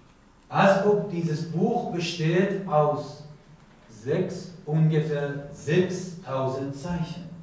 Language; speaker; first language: German; non-native, learner; Persian